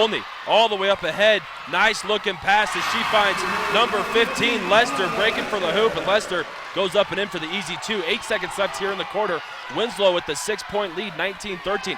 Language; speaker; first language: English; native; English